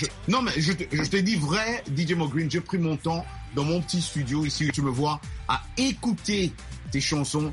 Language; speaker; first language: French; non-native, local second language; Lingala